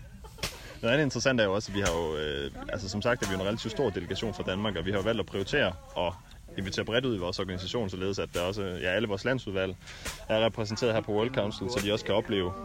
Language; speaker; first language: Danish; native; Danish